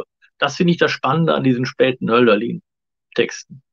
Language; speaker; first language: German; native; German